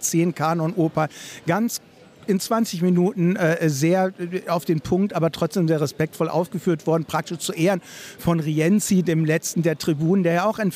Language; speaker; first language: German; native; German